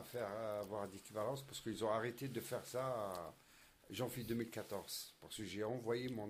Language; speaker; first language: French; non-native, learner; Arabic